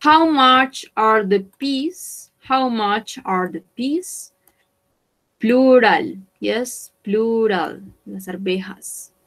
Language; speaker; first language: English; non-native, fluent; Spanish